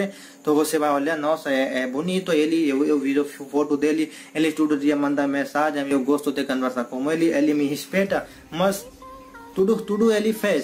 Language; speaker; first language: Portuguese; non-native, learner; Hindi